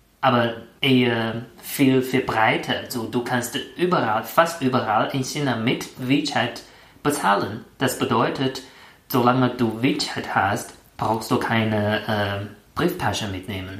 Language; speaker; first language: German; non-native, fluent; Chinese